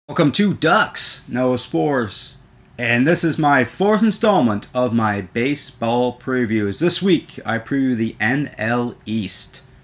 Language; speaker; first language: English; native; English